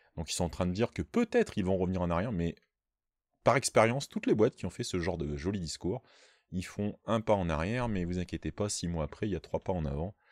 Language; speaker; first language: French; native; French